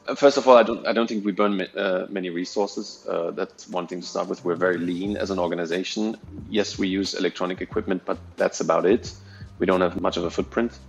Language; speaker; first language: English; non-native, fluent; German